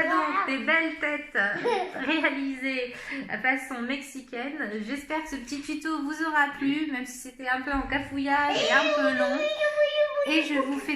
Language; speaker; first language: French; native; French